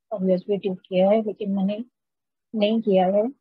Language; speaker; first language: Hindi; native; Hindi